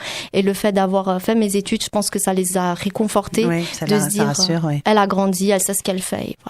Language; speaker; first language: French; native; French